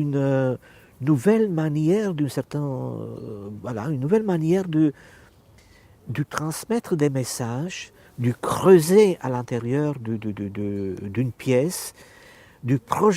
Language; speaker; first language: French; non-native, fluent; Romanian